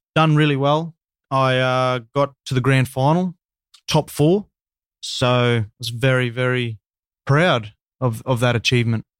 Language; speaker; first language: English; native; English